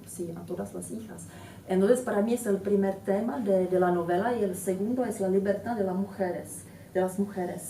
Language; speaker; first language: Spanish; non-native, fluent; Czech